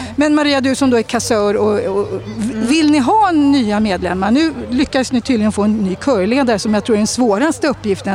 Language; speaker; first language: Swedish; native; Swedish